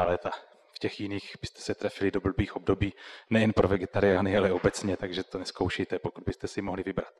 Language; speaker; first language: Czech; native; Czech